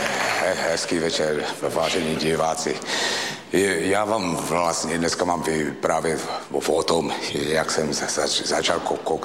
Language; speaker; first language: Czech; native; Czech